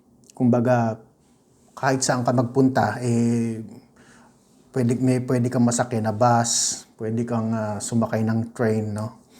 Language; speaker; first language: Filipino; native; Filipino